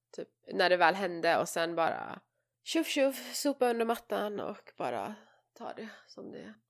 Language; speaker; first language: Swedish; early bilingual, other home language; Persian